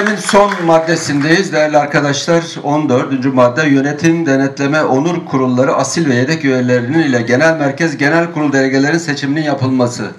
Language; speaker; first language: Turkish; native; Turkish